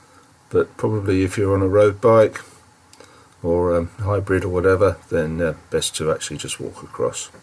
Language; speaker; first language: English; native; English